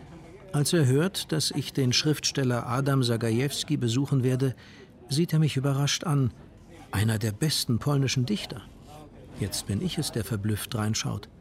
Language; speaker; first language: German; native; German